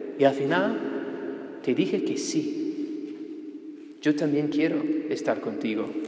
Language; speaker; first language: Spanish; non-native, fluent; English